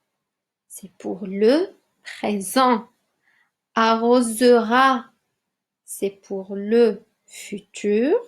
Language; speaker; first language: French; non-native, local second language; Arabic